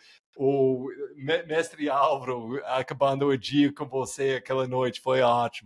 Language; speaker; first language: Portuguese; non-native, fluent; English